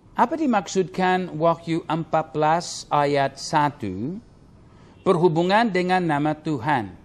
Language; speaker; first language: Indonesian; non-native, fluent; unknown